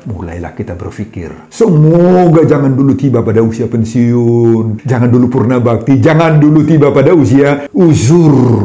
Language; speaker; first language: Indonesian; non-native, local second language; Batak Toba